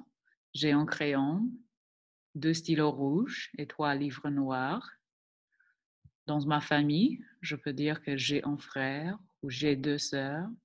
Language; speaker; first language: French; non-native, fluent; English